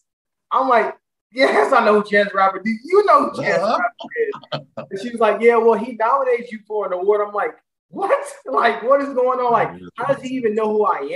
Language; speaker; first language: English; native; English